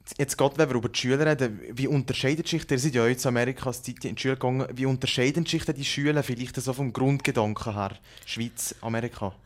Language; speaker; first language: German; native; German